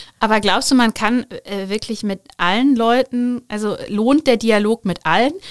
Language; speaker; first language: German; native; German